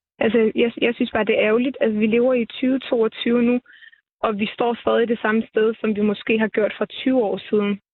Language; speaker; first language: Danish; early bilingual, other home language; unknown